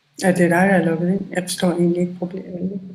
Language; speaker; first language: Danish; native; Danish